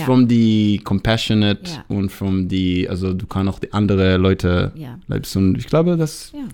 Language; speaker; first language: German; non-native, fluent; Hebrew